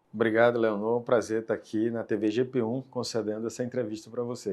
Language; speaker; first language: Portuguese; native; Portuguese